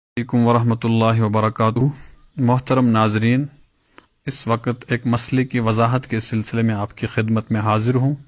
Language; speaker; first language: Urdu; non-native, local second language; Kashmiri